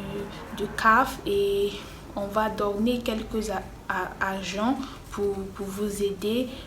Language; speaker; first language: French; non-native, learner; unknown